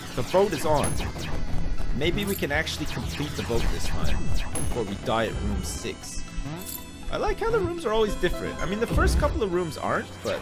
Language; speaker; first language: English; native; English